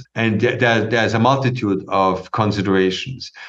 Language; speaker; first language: English; non-native, fluent; German